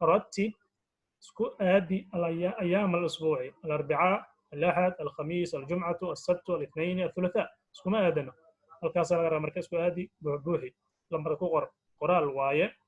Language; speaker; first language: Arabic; non-native, fluent; Somali